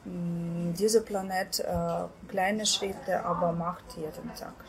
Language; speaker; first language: German; non-native, learner; Ukrainian